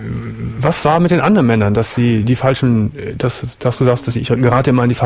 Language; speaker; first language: German; native; German